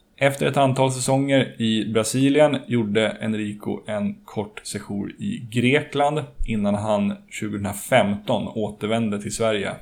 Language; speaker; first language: Swedish; native; Swedish